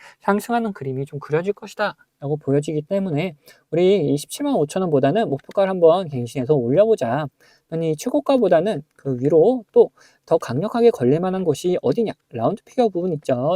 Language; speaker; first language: Korean; native; Korean